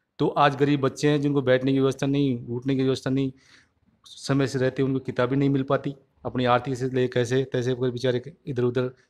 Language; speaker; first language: Hindi; native; Hindi